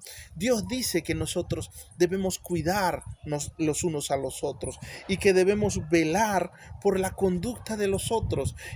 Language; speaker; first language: Spanish; native; Spanish